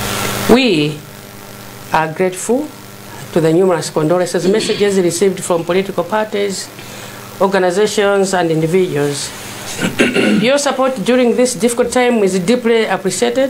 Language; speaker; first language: English; non-native, local second language; Nyanja